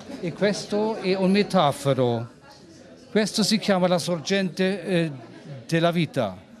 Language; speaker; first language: Italian; non-native, learner; German